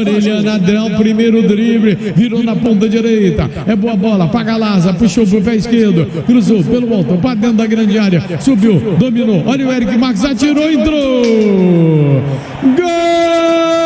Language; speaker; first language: Portuguese; native; Portuguese